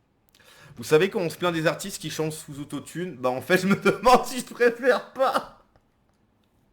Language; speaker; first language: French; native; French